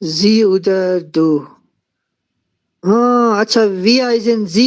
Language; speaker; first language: German; non-native, learner; Urdu